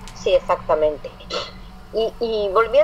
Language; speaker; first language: Spanish; native; Spanish